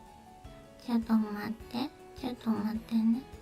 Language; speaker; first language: Japanese; native; Japanese